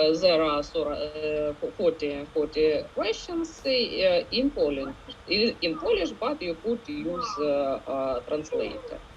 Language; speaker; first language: English; non-native, fluent; Ukrainian